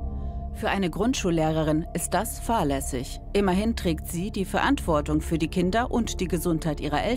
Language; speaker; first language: German; native; German